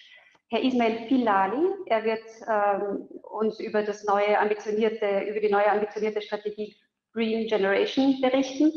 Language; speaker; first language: German; native; German